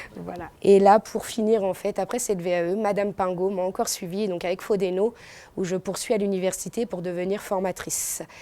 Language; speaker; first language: French; native; French